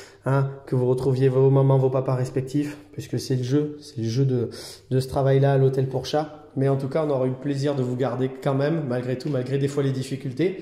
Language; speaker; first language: French; native; French